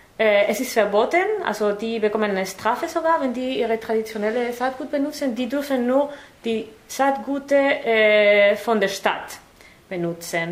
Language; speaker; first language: German; non-native, fluent; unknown